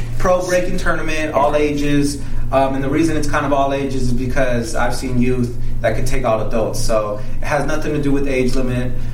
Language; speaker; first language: English; early bilingual, other home language; Spanish